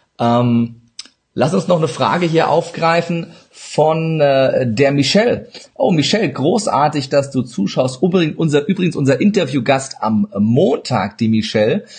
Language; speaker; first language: German; early bilingual, other home language; Turkish